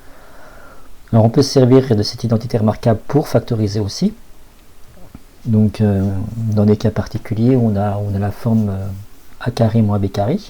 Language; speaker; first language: French; native; French